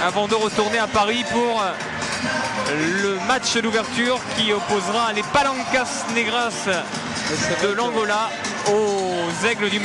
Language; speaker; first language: French; native; French